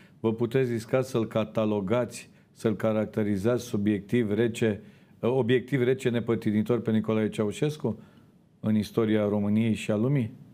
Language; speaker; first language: Romanian; native; Romanian